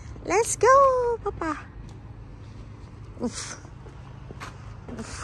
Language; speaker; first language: English; non-native, learner; Indonesian